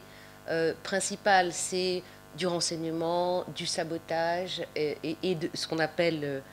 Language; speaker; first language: French; native; French